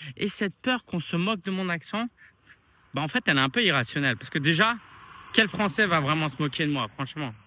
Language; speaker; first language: French; early bilingual, other home language; Chinese